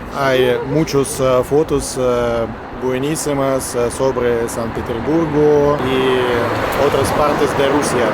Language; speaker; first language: Spanish; non-native, fluent; Russian